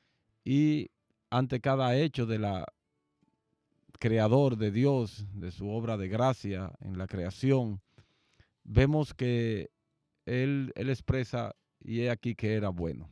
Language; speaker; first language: Spanish; native; Spanish